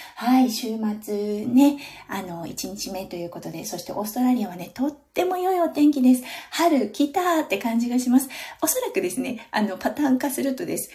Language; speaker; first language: Japanese; native; Japanese